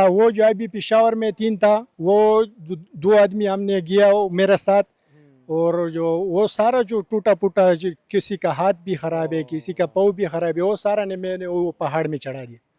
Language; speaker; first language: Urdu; non-native, local second language; Pashto